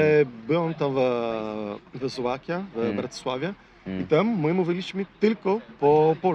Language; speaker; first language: Polish; non-native, fluent; Portuguese